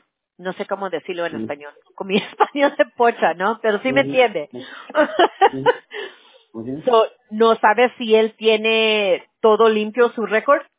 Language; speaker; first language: Spanish; early bilingual, heritage; Spanish